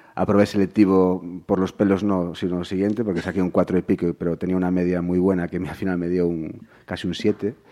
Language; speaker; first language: Spanish; native; Spanish